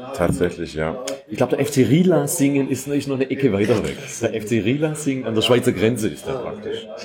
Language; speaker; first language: German; native; German